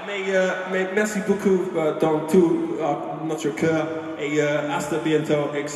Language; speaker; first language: French; non-native, learner; English